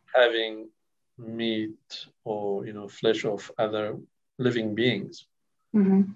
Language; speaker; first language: English; non-native, fluent; Kurdish